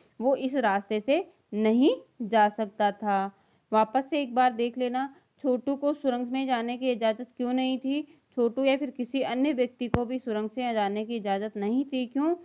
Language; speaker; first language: Hindi; native; Hindi